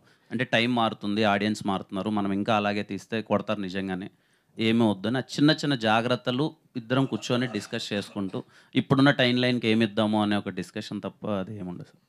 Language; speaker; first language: Telugu; native; Telugu